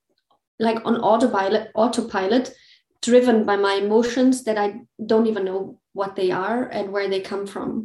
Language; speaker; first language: English; non-native, fluent; German